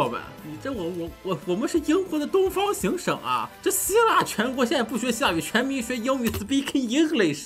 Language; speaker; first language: Chinese; native; Chinese